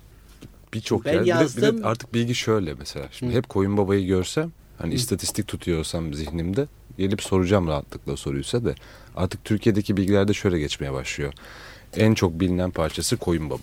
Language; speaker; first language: Turkish; native; Turkish